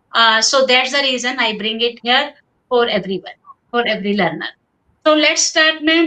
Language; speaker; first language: English; non-native, local second language; Hindi